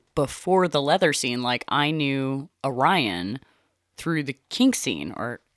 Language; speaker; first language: English; native; English